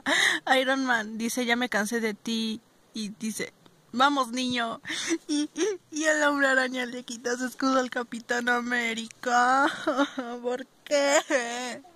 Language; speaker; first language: Spanish; native; Spanish